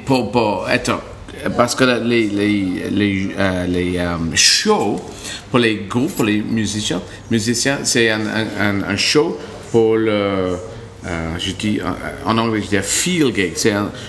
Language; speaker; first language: French; non-native, learner; English